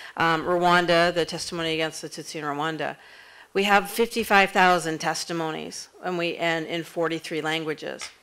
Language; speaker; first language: English; native; English